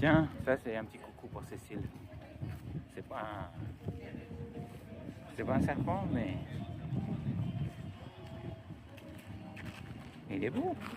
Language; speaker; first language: French; native; French